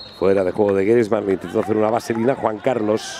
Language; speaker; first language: Spanish; native; Spanish